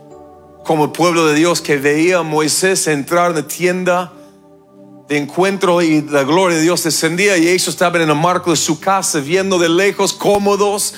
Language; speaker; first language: Spanish; non-native, fluent; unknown